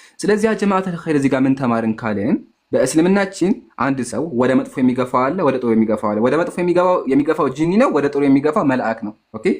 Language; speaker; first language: Amharic; native; Amharic